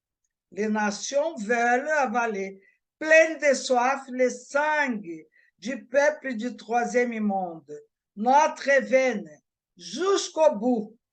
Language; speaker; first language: French; non-native, learner; Portuguese